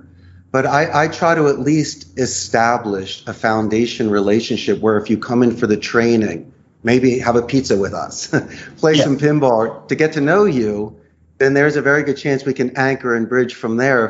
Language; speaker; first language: English; native; English